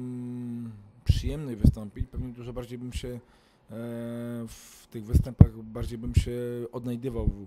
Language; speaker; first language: Polish; native; Polish